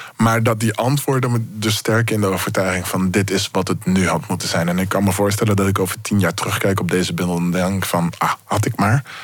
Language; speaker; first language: Dutch; native; Dutch